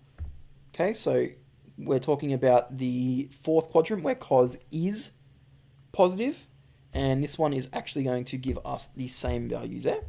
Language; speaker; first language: English; native; English